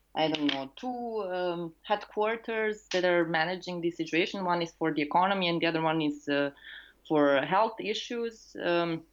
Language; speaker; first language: English; non-native, fluent; Serbian